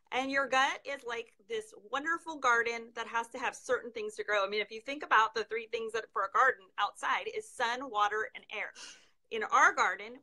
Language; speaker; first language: English; native; English